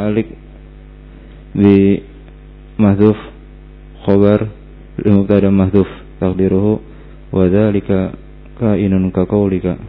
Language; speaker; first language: Arabic; non-native, learner; Indonesian